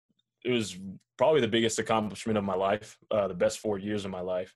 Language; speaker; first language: English; native; English